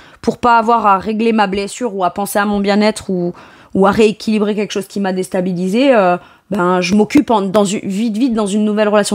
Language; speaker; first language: French; native; French